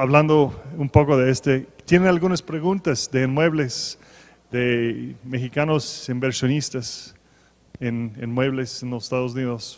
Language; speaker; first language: Spanish; non-native, fluent; English